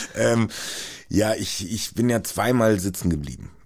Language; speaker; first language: German; native; German